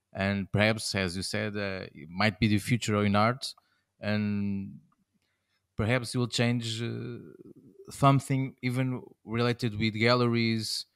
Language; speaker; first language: English; non-native, fluent; Portuguese